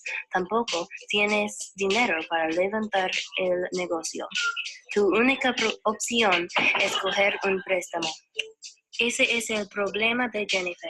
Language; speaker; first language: Spanish; non-native, learner; English